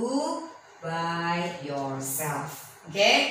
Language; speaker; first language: English; non-native, learner; Chinese